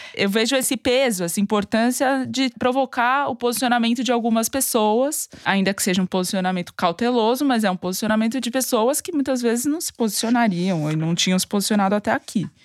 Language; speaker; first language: Portuguese; native; Portuguese